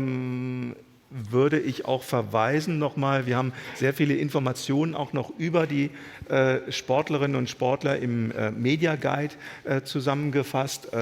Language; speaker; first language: German; native; German